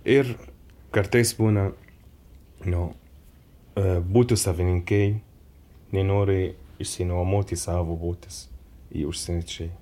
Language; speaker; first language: Lithuanian; non-native, learner; Arabic